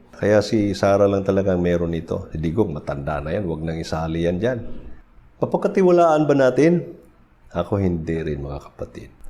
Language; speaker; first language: Filipino; non-native, local second language; Cebuano